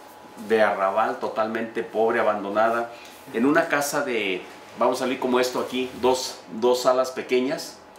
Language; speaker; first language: Spanish; native; Spanish